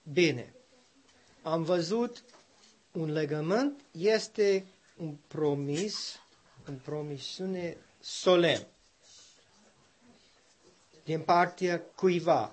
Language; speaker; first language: Romanian; non-native, learner; English